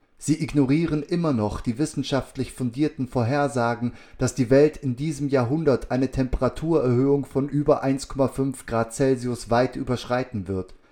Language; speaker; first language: German; native; German